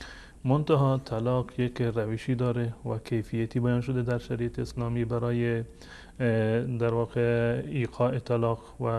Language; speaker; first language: Persian; native; Persian